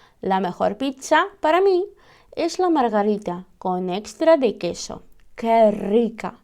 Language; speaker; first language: Spanish; non-native, fluent; Ukrainian